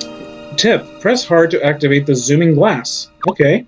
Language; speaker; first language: English; native; English